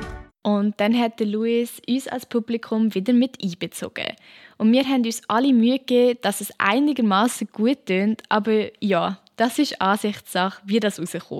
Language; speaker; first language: German; native; German